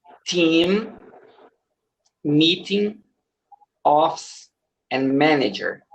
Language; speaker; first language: English; non-native, learner; Portuguese